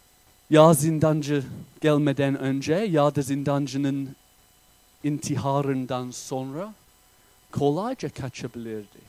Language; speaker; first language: Turkish; non-native, fluent; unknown